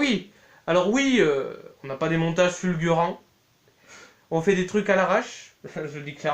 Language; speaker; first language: French; native; French